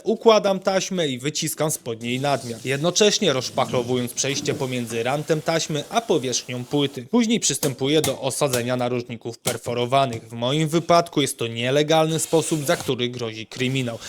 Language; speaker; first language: Polish; native; Polish